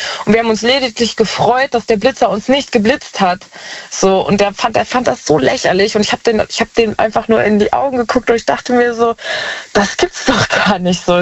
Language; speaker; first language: German; native; German